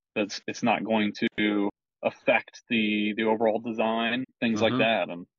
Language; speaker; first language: English; native; English